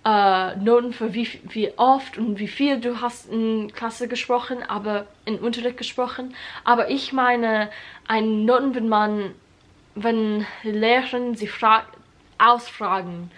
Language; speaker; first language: German; non-native, learner; English